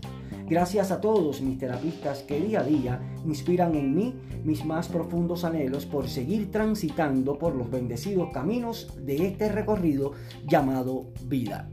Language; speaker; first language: Spanish; native; Spanish